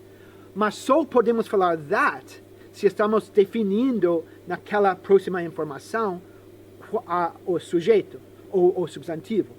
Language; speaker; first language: Portuguese; non-native, fluent; English